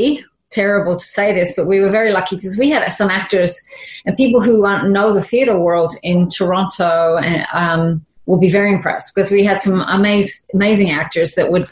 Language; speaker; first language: English; native; English